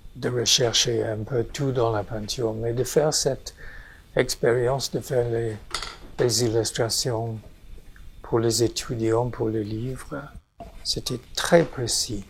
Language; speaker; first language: French; non-native, fluent; English